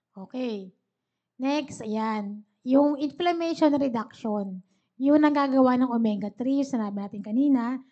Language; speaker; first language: Filipino; native; Filipino